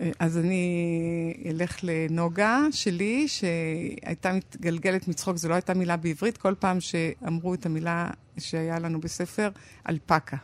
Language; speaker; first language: Hebrew; native; Hebrew